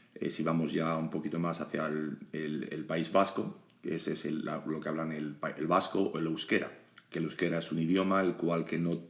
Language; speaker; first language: Spanish; native; Spanish